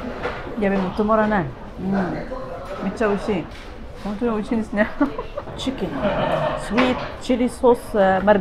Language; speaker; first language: Japanese; non-native, learner; Arabic